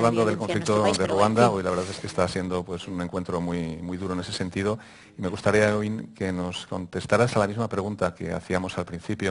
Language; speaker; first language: Spanish; native; Spanish